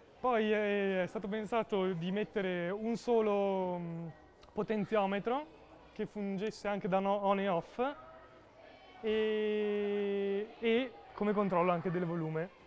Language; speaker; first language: Italian; native; Italian